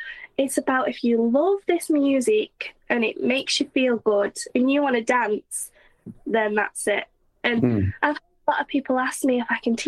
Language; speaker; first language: English; native; English